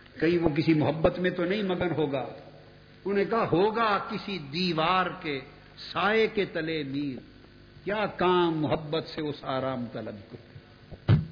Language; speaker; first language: Urdu; non-native, local second language; Punjabi